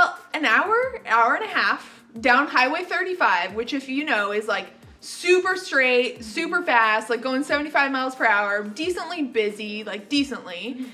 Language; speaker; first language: English; native; English